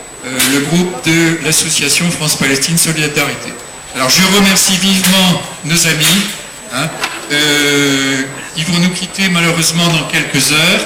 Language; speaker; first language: French; native; French